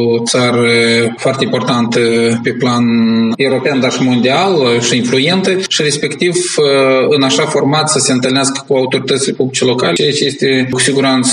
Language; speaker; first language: Romanian; native; Romanian